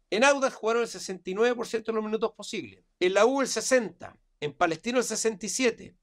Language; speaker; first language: Spanish; native; Spanish